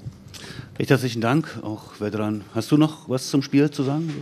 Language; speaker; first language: German; native; German